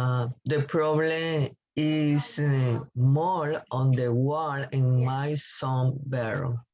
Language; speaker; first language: English; non-native, learner; Spanish